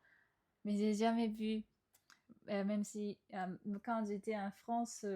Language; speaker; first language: French; non-native, fluent; Japanese